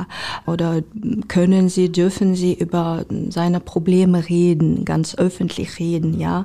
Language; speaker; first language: German; non-native, fluent; Ukrainian